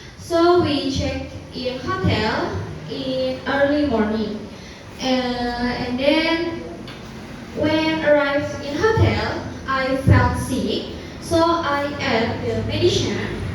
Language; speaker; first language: English; non-native, learner; Indonesian